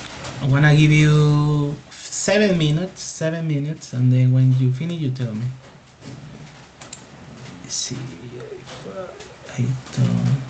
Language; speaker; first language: English; non-native, fluent; Spanish